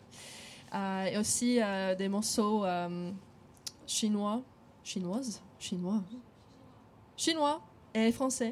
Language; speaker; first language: French; non-native, learner; English